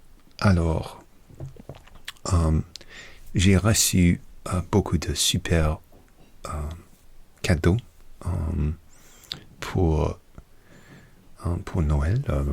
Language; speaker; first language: French; non-native, learner; English